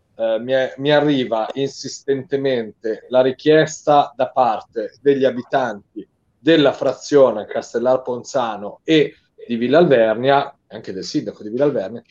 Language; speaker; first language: Italian; native; Italian